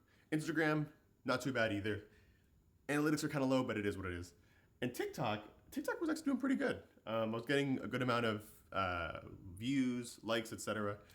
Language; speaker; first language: English; native; English